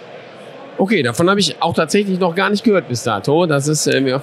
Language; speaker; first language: German; native; German